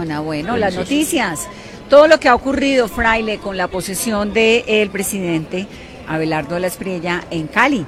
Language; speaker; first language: Spanish; native; Spanish